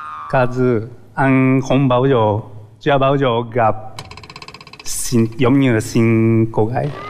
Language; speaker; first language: Vietnamese; non-native, learner; Japanese